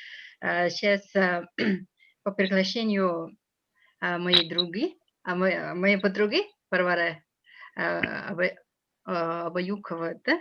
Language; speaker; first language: Russian; non-native, fluent; Mongolian